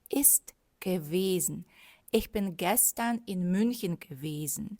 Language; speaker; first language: German; non-native, fluent; Ukrainian